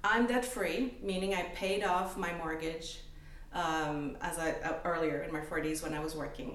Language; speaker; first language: English; native; English